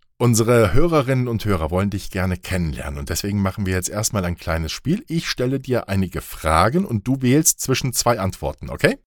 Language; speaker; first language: German; native; German